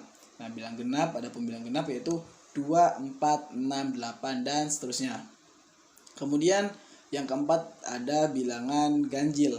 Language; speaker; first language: Indonesian; native; Indonesian